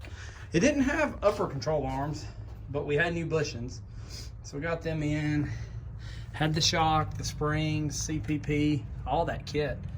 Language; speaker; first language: English; native; English